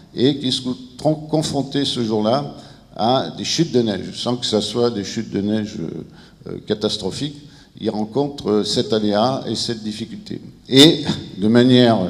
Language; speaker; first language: French; native; French